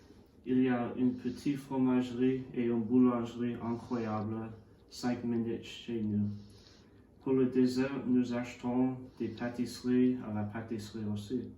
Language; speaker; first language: French; non-native, learner; English